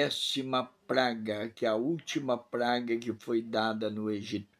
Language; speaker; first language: Portuguese; native; Portuguese